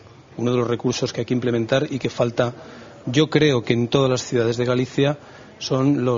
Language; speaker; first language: Spanish; native; Spanish